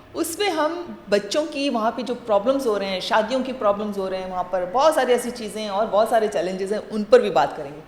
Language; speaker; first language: Urdu; native; Urdu